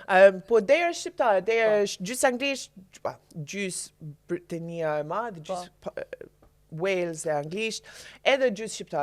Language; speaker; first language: Albanian; non-native, learner; English